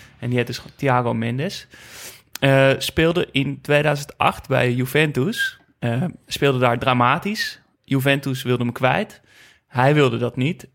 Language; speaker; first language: Dutch; native; Dutch